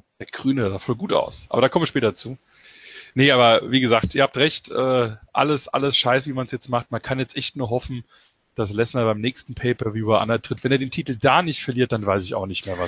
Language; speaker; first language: German; native; German